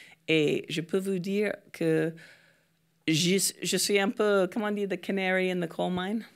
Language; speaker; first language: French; non-native, fluent; English